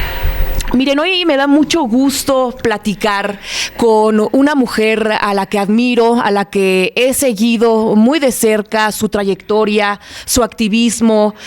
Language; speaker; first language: Spanish; native; Spanish